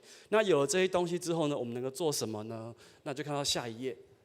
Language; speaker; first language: Chinese; native; Chinese